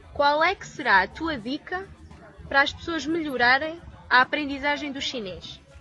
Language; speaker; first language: Portuguese; native; Portuguese